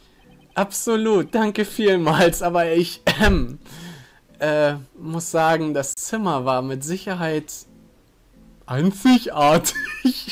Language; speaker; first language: German; native; German